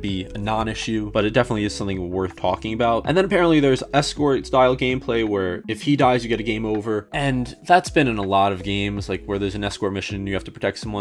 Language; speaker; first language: English; native; English